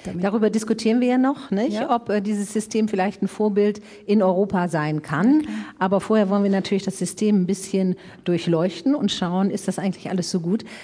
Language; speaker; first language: German; native; German